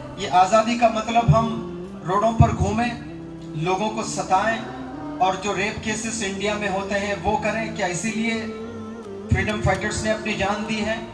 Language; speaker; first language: Hindi; native; Hindi